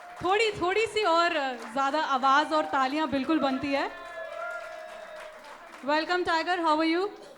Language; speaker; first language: Hindi; native; Hindi